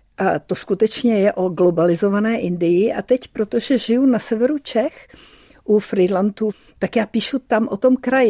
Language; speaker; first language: Czech; early bilingual, heritage; Czech